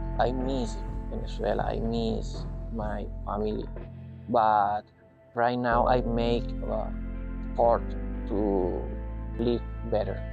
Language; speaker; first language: English; non-native, learner; Spanish